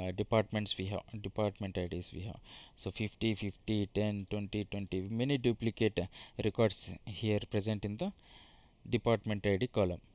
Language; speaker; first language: English; non-native, local second language; Telugu